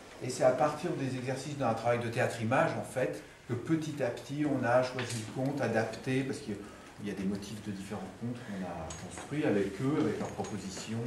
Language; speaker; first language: French; native; French